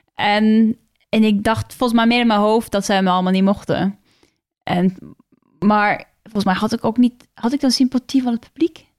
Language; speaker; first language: Dutch; non-native, fluent; Norwegian